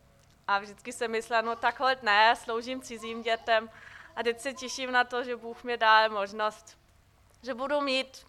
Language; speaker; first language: Czech; non-native, fluent; German